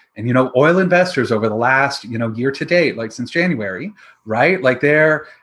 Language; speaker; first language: English; native; English